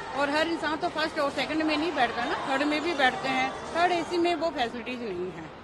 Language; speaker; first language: Hindi; native; Hindi